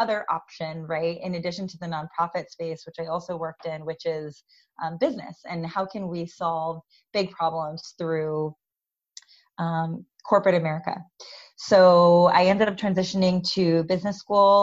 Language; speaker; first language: English; native; English